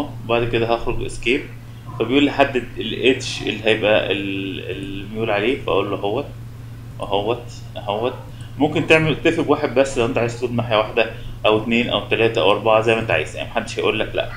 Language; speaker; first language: Arabic; native; Arabic